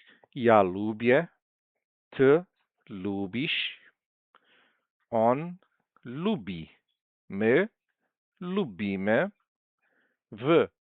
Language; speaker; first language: Polish; non-native, fluent; Portuguese